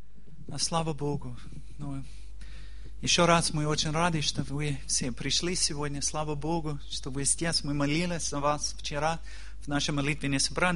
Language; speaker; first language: Russian; non-native, learner; English